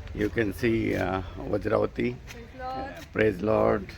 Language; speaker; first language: English; non-native, local second language; Telugu